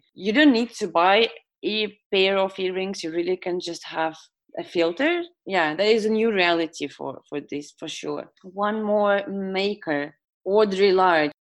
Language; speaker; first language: English; non-native, fluent; Estonian